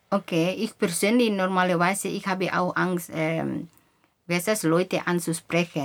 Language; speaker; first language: German; non-native, fluent; Indonesian